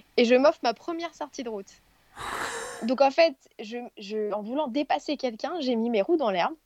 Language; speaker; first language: French; native; French